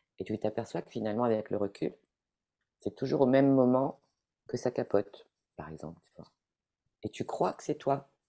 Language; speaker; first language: French; non-native, fluent; Italian